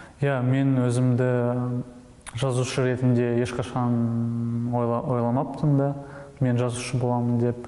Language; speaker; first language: Kazakh; non-native, local second language; Russian